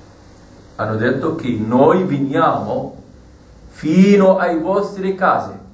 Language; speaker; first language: Italian; non-native, fluent; Arabic